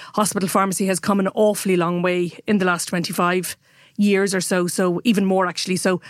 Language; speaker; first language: English; native; English